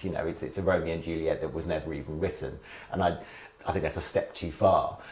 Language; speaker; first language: English; native; English